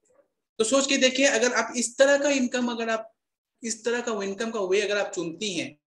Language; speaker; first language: Hindi; native; Hindi